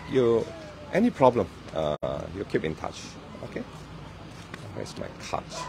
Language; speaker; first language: English; non-native, local second language; Chinese